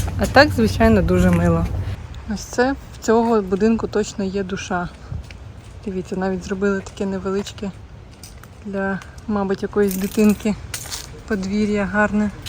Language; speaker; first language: Ukrainian; native; Ukrainian